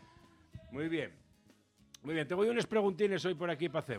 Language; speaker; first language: Spanish; native; Spanish